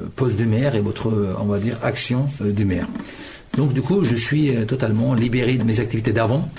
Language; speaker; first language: French; early bilingual, other home language; Turkish